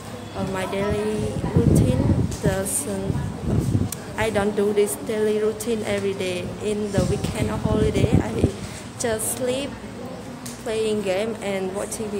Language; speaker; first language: English; non-native, learner; Khmer